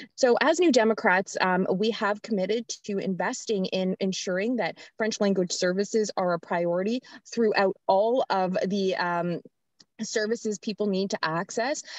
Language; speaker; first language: English; native; English